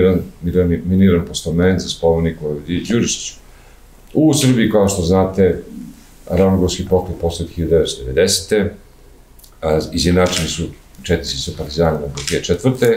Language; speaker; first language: Croatian; native; Croatian